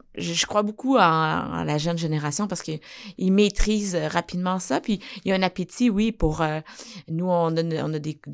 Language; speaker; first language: French; native; French